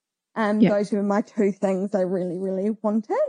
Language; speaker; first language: English; native; English